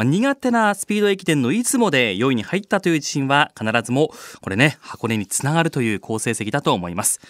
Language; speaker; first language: Japanese; native; Japanese